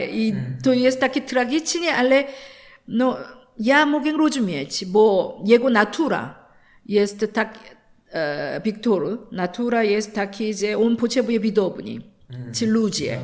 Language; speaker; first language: Polish; non-native, learner; Korean